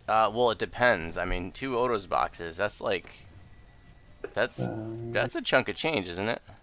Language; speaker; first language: English; native; English